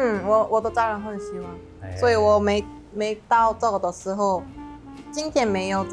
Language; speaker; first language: Chinese; non-native, learner; Korean